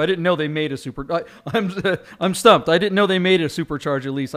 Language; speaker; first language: English; native; English